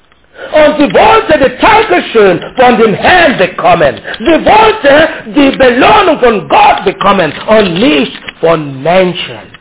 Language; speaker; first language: German; non-native, learner; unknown